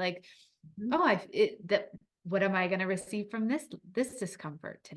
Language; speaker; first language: English; native; English